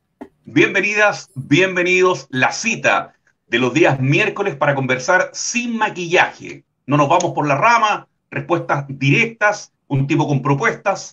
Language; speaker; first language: Spanish; native; Spanish